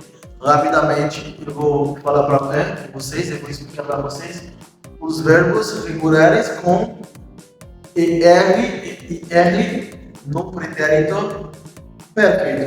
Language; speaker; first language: Portuguese; non-native, fluent; Haitian Creole